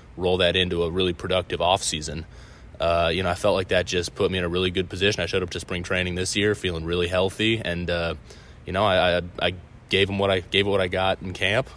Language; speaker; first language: English; native; English